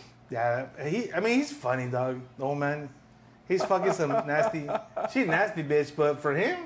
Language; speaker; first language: English; early bilingual, other home language; Spanish